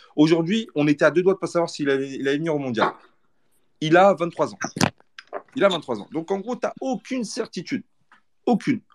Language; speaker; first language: French; early bilingual, other home language; Portuguese